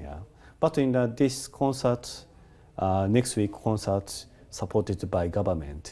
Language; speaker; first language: English; non-native, learner; Japanese